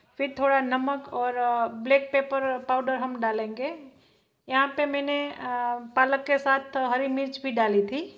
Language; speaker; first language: Hindi; non-native, local second language; Gujarati